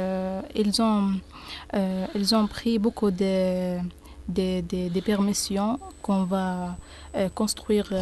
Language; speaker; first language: French; non-native, learner; Arabic